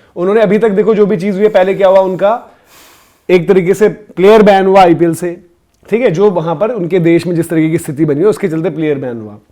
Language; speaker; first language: Hindi; native; Hindi